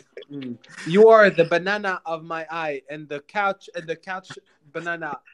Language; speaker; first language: English; native; English